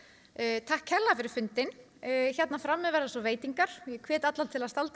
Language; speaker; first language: Icelandic; native; Icelandic